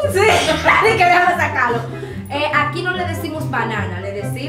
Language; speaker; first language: Spanish; native; Spanish